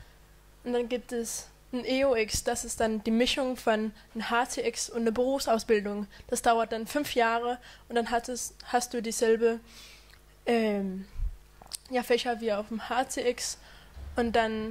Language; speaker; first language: German; non-native, fluent; Danish